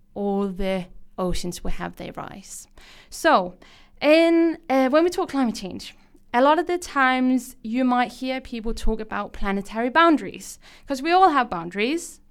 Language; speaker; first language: English; non-native, fluent; Danish